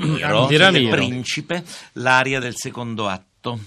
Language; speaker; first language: Italian; native; Italian